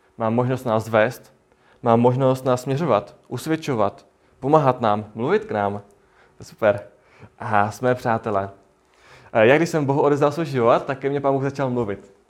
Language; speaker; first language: Czech; native; Czech